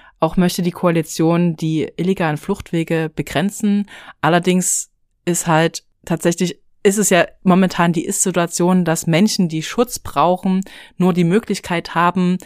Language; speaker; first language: German; native; German